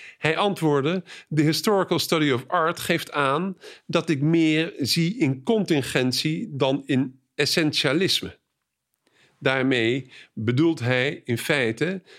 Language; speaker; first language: Dutch; native; Dutch